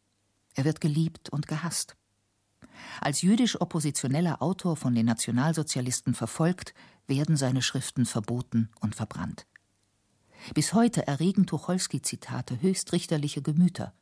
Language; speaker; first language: German; native; German